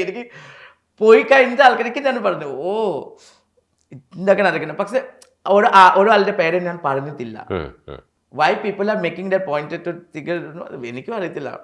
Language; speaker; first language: Malayalam; non-native, learner; Assamese